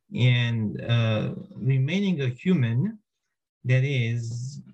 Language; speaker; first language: English; non-native, fluent; Romanian